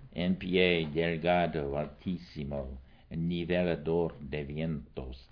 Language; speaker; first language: Spanish; non-native, fluent; English